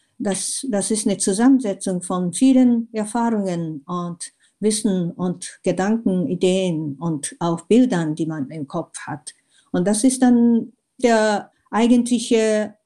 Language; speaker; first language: German; non-native, fluent; Japanese